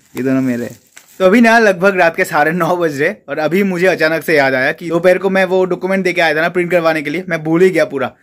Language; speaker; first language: Hindi; non-native, local second language; Bangla